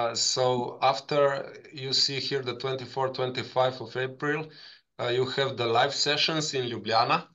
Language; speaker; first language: English; non-native, fluent; Slovenian